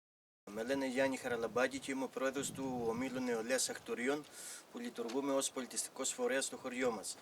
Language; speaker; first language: Greek; native; Greek